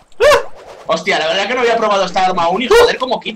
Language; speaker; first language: Spanish; native; Spanish